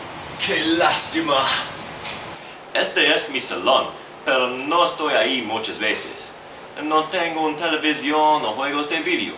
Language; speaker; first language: Spanish; non-native, learner; English